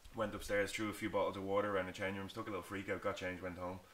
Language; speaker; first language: English; native; English